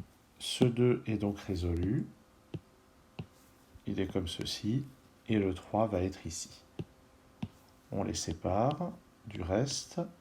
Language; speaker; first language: French; native; French